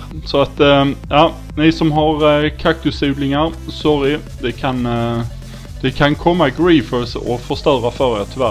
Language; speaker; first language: Swedish; native; Swedish